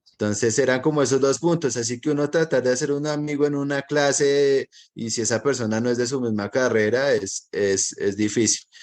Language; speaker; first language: Spanish; native; Spanish